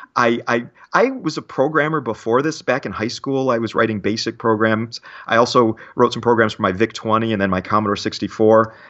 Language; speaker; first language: English; native; English